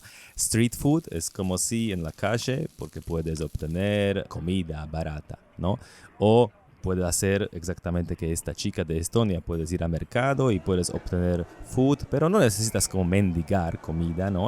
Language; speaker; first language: Spanish; non-native, learner; Slovak